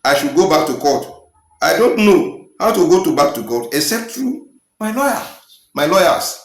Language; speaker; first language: English; non-native, local second language; Yoruba